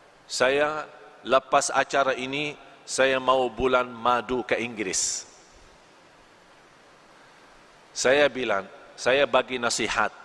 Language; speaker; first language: Indonesian; non-native, fluent; Arabic